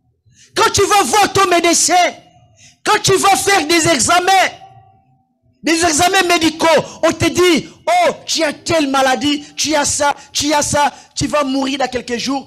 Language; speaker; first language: French; non-native, local second language; Lingala